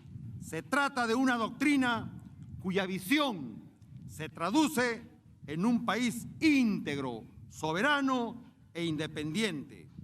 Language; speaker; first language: Spanish; native; Spanish